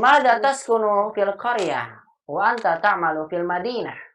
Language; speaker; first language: Arabic; non-native, fluent; Indonesian